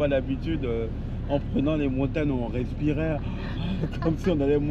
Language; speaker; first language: French; native; French